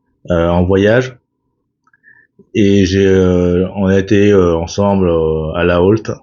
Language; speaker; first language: French; early bilingual, other home language; Korean